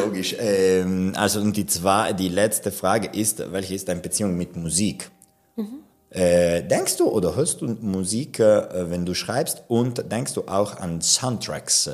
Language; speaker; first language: German; non-native, local second language; Italian